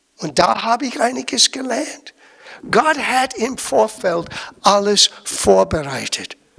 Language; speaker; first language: German; non-native, fluent; English